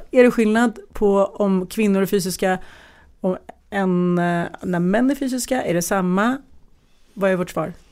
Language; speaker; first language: Swedish; early bilingual, other home language; Russian